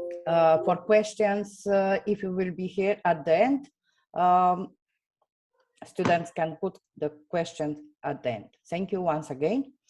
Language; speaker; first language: English; non-native, fluent; Romanian